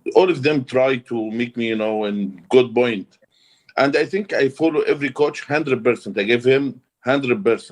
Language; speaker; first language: English; non-native, learner; Arabic